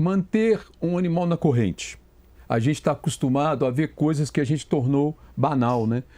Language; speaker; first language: Portuguese; native; Portuguese